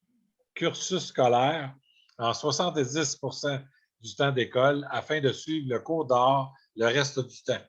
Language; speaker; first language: French; native; French